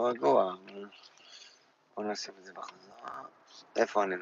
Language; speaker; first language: Hebrew; early bilingual, heritage; Hebrew